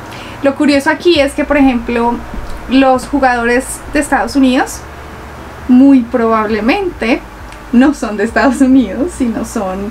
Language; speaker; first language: Spanish; native; Spanish